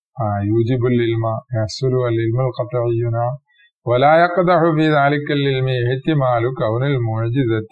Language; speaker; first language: Arabic; non-native, fluent; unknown